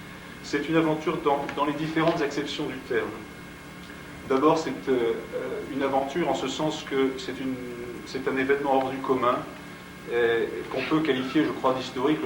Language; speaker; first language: French; native; French